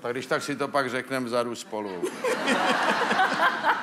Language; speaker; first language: Czech; native; Czech